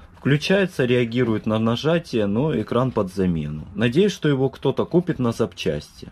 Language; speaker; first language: Russian; native; Russian